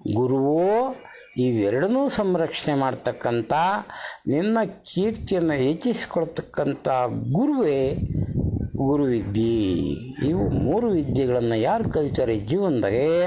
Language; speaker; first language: Kannada; native; Kannada